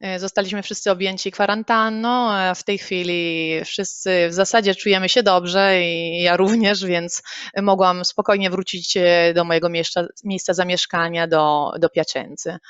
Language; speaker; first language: Polish; native; Polish